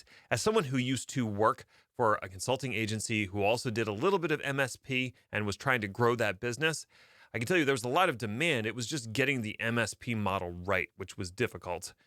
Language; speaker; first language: English; native; English